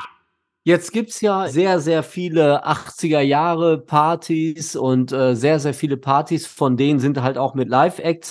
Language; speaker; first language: German; native; German